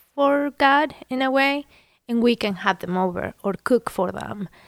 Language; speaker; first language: English; non-native, fluent; Spanish